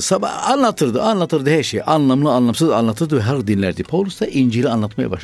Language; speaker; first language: Turkish; non-native, fluent; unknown